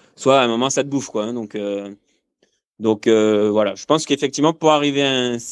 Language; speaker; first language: French; native; French